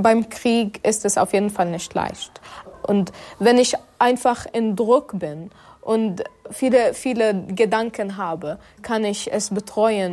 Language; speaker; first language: German; non-native, learner; Arabic